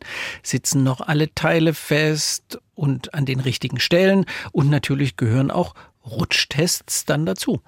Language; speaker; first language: German; native; German